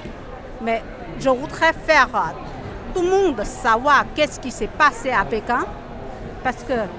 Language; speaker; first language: French; non-native, fluent; Chinese